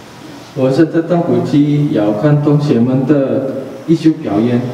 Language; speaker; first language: Chinese; non-native, learner; Indonesian